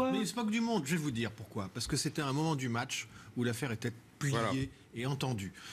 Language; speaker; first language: French; native; French